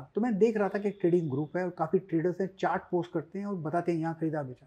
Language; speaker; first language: Hindi; non-native, local second language; Sindhi